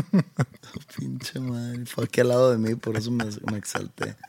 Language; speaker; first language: Spanish; native; Spanish